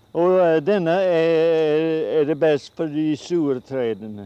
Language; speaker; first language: Swedish; early bilingual, heritage; Swedish